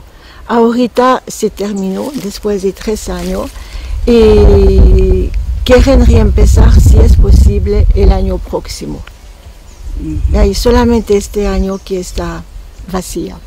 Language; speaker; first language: Spanish; non-native, fluent; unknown